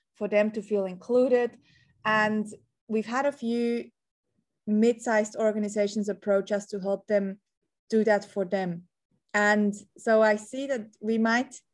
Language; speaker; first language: English; non-native, fluent; Swiss German